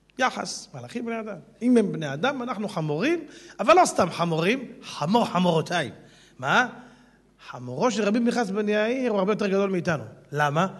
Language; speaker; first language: Hebrew; native; Hebrew